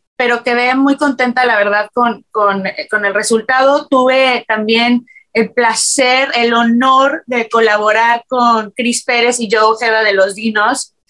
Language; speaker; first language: Spanish; native; Spanish